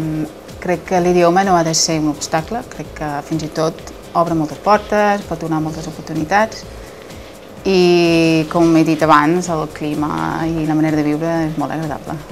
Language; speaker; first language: Catalan; non-native, fluent; English